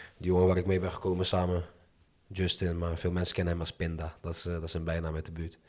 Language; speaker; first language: Dutch; early bilingual, other home language; Azerbaijani